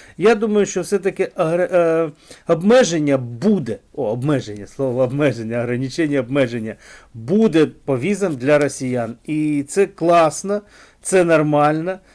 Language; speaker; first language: Ukrainian; non-native, local second language; Russian